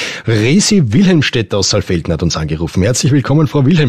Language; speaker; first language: German; native; German